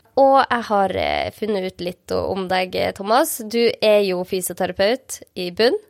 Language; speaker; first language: Norwegian; native; Norwegian